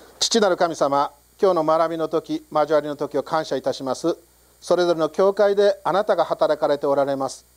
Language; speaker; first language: Japanese; native; Japanese